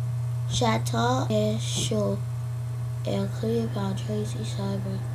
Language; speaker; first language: French; non-native, learner; English